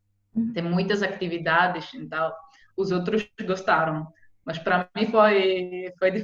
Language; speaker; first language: Portuguese; non-native, fluent; Italian